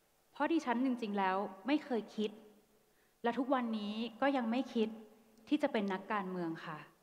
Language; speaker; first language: Thai; native; Thai